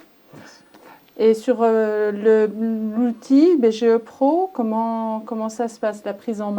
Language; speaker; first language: French; native; French